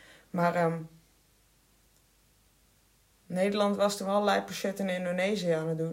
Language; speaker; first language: Dutch; native; Dutch